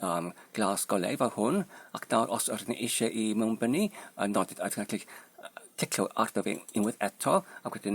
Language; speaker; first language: Welsh; non-native, learner; Polish